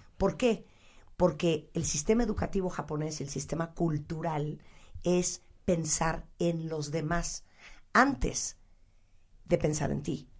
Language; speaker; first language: Spanish; native; Spanish